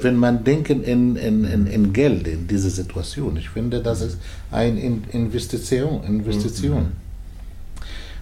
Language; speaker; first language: German; non-native, learner; Arabic